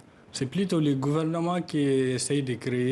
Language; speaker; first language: French; non-native, local second language; Tamasheq